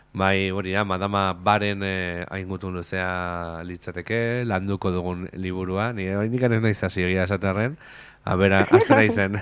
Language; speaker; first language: Basque; native; Basque